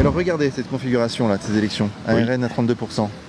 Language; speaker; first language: French; native; French